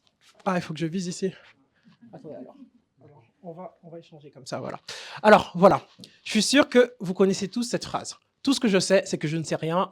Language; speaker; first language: French; native; French